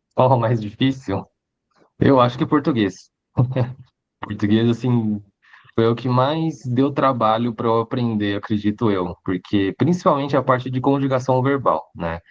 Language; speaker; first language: Portuguese; early bilingual, other home language; Hakka Chinese